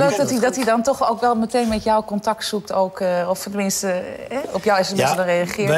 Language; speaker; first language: Dutch; native; Dutch